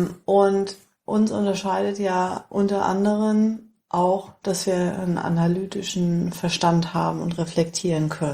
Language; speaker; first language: German; native; German